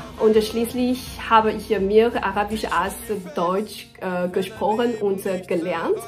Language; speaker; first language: German; non-native, learner; Chinese